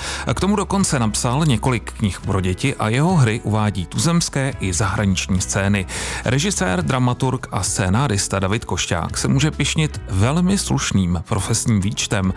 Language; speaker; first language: Czech; native; Czech